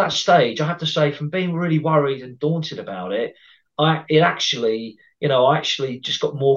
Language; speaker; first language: English; native; English